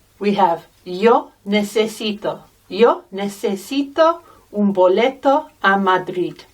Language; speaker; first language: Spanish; non-native, fluent; English